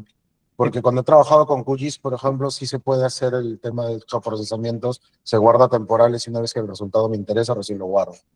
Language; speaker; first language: Spanish; native; Spanish